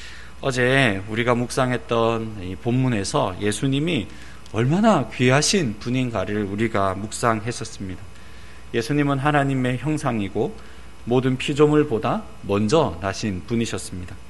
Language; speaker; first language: Korean; native; Korean